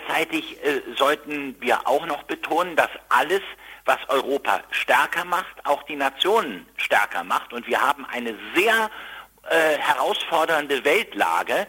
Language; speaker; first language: German; native; German